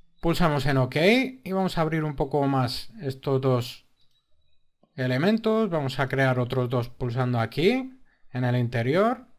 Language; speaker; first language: Spanish; native; Spanish